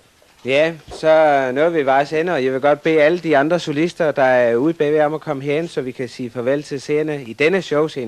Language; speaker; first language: Danish; native; Danish